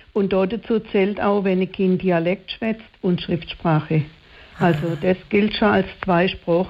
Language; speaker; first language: German; native; German